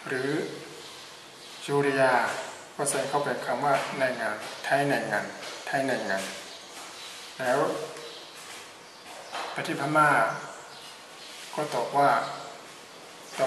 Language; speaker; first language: Thai; native; Thai